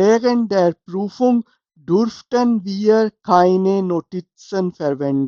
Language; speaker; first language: German; non-native, fluent; Urdu